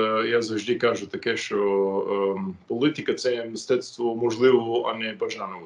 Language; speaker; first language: Ukrainian; non-native, fluent; English